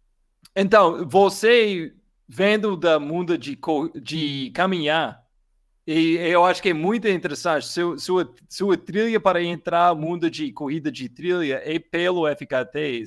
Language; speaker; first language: Portuguese; non-native, learner; English